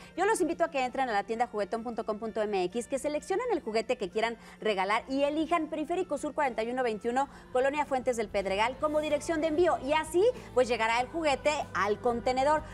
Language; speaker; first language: Spanish; native; Spanish